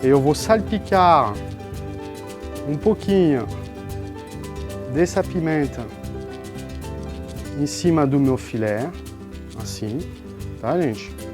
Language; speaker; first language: Portuguese; non-native, fluent; French